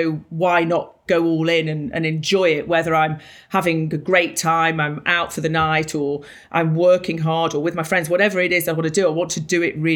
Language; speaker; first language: English; native; English